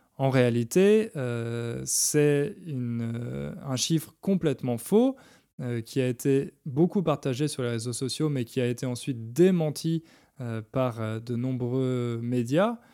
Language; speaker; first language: French; native; French